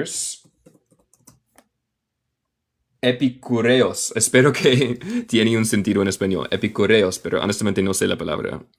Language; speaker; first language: Spanish; non-native, learner; English